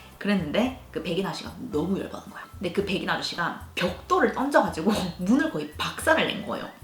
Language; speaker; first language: Korean; native; Korean